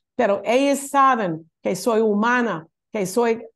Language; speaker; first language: Spanish; non-native, learner; English